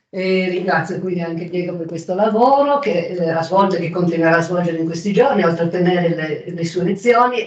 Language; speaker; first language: Italian; native; Italian